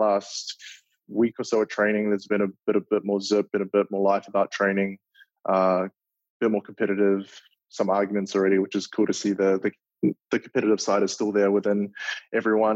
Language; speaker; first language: English; native; English